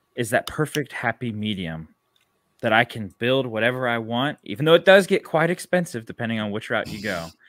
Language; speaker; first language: English; native; English